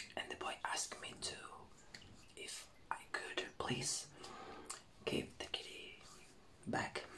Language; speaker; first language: English; non-native, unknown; Spanish